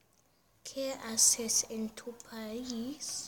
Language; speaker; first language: Spanish; early bilingual, heritage; Spanish